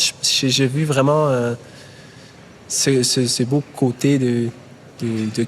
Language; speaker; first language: French; non-native, fluent; German